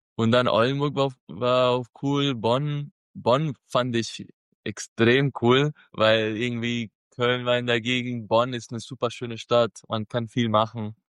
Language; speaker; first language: German; non-native, fluent; Spanish